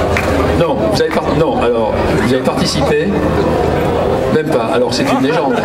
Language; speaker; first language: French; native; French